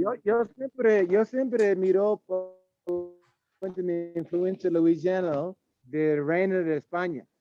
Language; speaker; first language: Spanish; non-native, learner; English